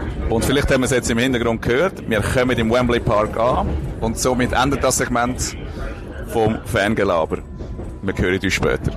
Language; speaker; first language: German; native; German